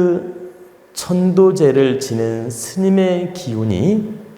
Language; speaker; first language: Korean; native; Korean